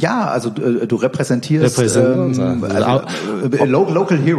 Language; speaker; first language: German; native; German